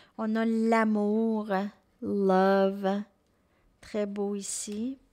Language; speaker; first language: French; native; French